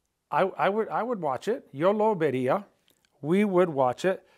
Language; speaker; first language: English; native; English